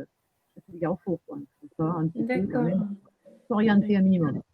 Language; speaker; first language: French; native; French